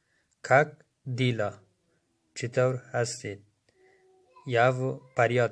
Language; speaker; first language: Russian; non-native, learner; Persian